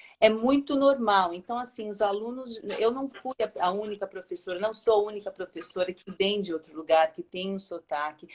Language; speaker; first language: Portuguese; native; Portuguese